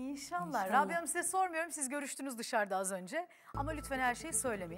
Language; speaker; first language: Turkish; native; Turkish